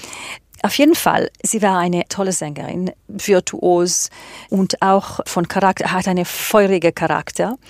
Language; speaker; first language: German; non-native, fluent; Hebrew